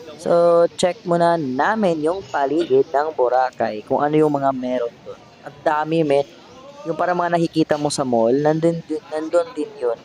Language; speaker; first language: Filipino; non-native, local second language; Hiligaynon